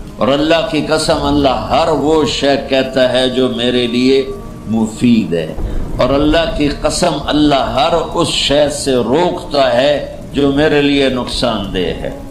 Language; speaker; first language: Urdu; non-native, local second language; Punjabi